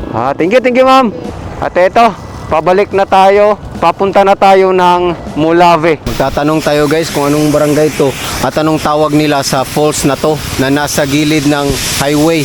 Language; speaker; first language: Filipino; non-native, local second language; Cebuano